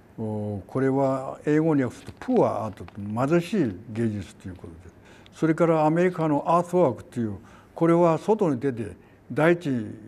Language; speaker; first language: Japanese; non-native, fluent; Korean